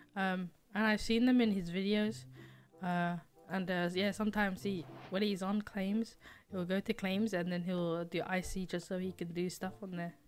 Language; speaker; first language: English; native; English